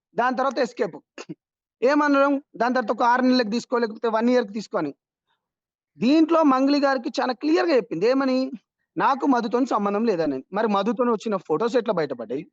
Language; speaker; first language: Telugu; non-native, local second language; Lambadi